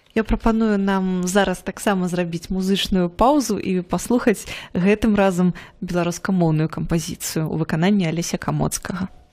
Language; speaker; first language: Belarusian; native; Belarusian